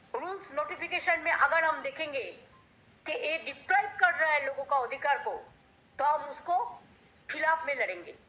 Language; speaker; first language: Hindi; non-native, local second language; Bangla